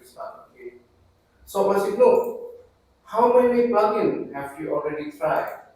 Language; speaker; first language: English; non-native, fluent; Indonesian